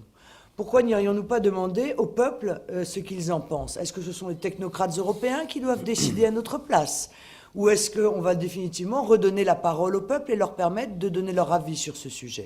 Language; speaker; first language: French; native; French